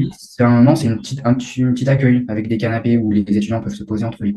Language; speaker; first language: French; native; French